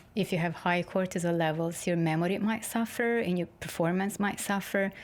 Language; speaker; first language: English; non-native, fluent; Italian